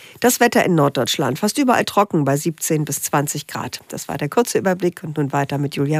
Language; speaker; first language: German; native; German